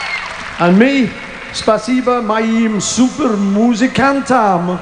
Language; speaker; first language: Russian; non-native, learner; English